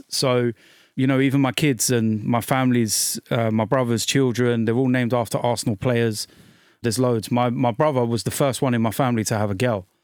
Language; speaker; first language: English; native; English